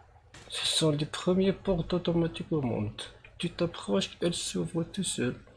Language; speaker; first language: French; non-native, learner; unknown